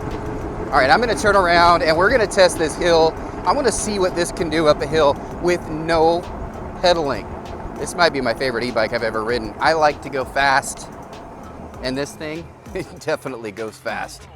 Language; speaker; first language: English; native; English